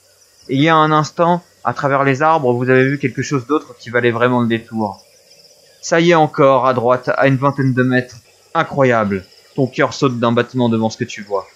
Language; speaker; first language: French; native; French